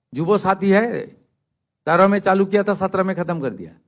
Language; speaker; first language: Hindi; non-native, local second language; Bangla